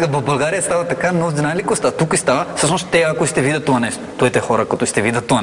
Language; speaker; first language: Bulgarian; non-native, fluent; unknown